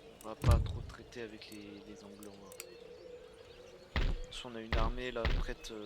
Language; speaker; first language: French; native; French